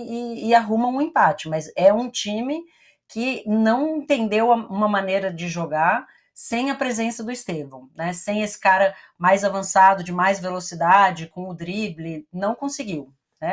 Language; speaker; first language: Portuguese; native; Portuguese